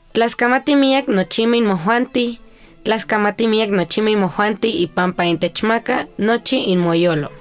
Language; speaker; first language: Spanish; native; Spanish